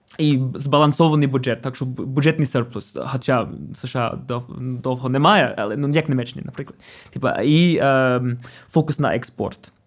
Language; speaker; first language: Ukrainian; non-native, fluent; English